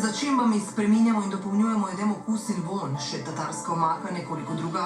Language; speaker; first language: Slovenian; native; Slovenian